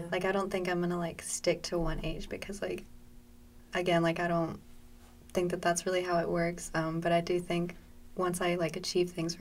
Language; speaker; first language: English; native; English